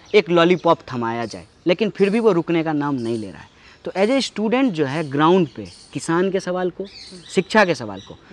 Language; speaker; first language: Hindi; native; Hindi